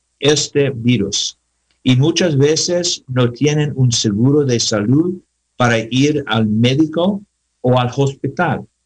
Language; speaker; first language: Spanish; non-native, learner; English